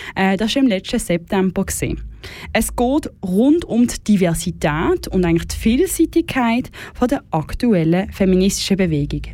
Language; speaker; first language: German; native; German